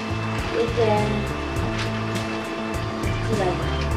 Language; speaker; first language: Japanese; native; Japanese